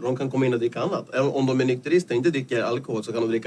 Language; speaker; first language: Swedish; native; Swedish